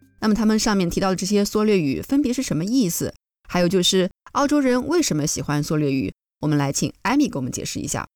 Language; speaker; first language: Chinese; native; Chinese